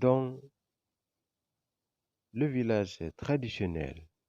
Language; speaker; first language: French; non-native, fluent; Indonesian